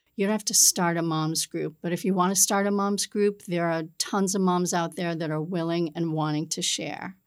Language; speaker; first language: English; native; English